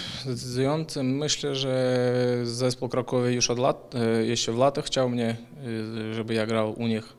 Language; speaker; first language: Polish; non-native, fluent; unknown